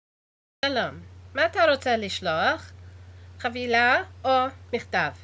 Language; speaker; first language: Hebrew; non-native, learner; English